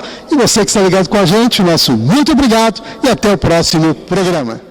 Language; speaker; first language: Portuguese; native; Portuguese